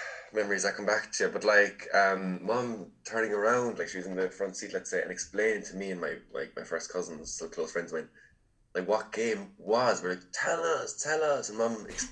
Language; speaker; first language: English; native; English